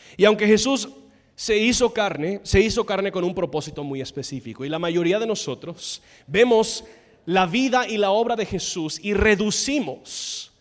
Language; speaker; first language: Spanish; non-native, fluent; English